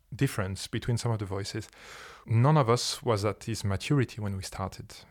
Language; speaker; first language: English; non-native, fluent; French